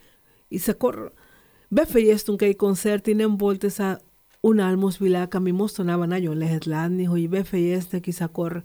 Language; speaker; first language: Hungarian; non-native, fluent; Spanish